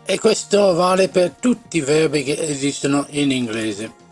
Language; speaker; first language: Italian; non-native, fluent; English